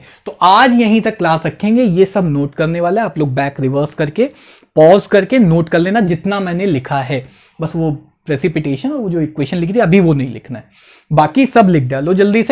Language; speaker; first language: Hindi; native; Hindi